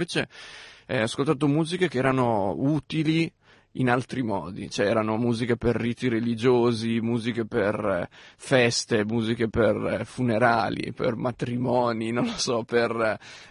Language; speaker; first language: Italian; native; Italian